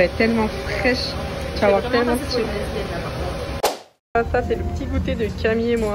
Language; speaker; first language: French; native; French